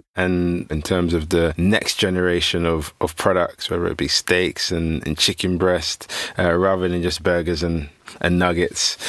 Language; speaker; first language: English; native; English